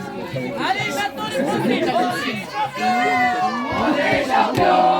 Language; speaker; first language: French; non-native, local second language; Arabic